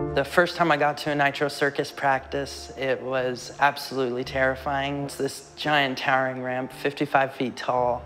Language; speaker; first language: English; native; English